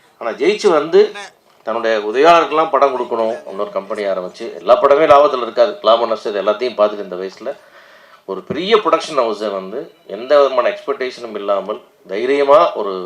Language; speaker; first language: Tamil; native; Tamil